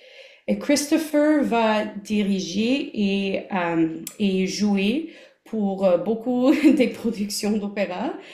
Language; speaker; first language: French; non-native, local second language; English